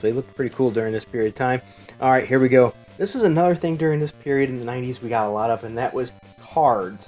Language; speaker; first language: English; native; English